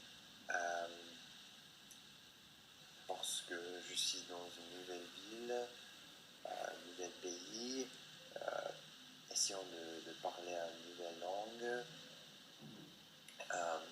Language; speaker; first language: French; non-native, fluent; English